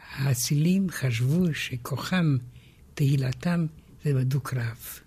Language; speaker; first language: Hebrew; non-native, fluent; Romanian